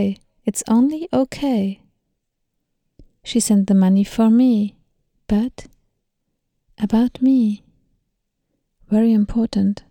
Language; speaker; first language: English; non-native, learner; Thai